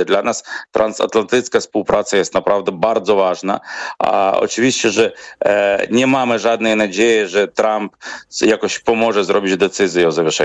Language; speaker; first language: Polish; non-native, fluent; Ukrainian